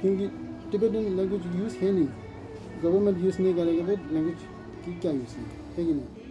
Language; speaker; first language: Hindi; non-native, learner; Tibetan